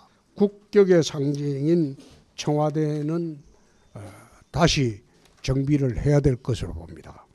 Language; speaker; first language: Korean; native; Korean